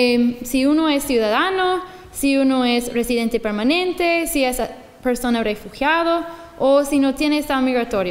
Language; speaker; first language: Spanish; non-native, fluent; English